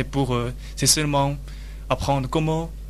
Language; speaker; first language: French; non-native, learner; Chinese